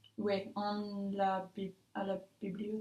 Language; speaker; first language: French; non-native, learner; English